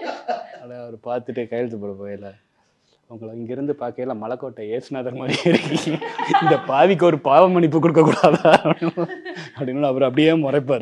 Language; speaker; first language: Tamil; native; Tamil